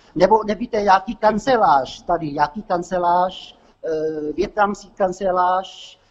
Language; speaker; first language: Czech; non-native, learner; Vietnamese